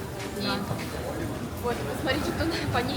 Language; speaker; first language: Russian; native; Russian